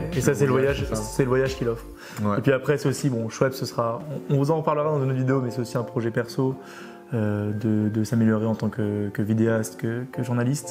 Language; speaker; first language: French; native; French